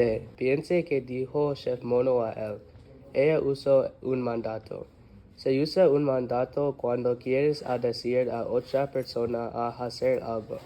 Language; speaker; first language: Spanish; non-native, learner; English